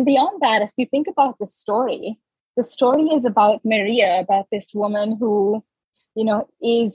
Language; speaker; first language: English; non-native, local second language; Hindi